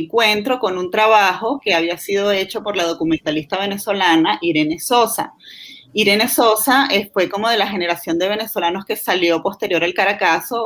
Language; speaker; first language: Spanish; native; Spanish